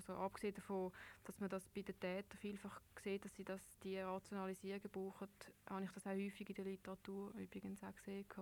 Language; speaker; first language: German; native; German